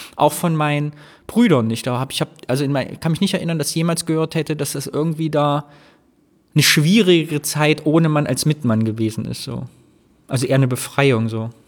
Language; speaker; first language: German; native; German